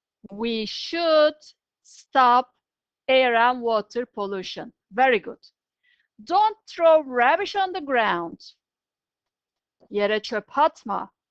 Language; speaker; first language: English; non-native, fluent; Turkish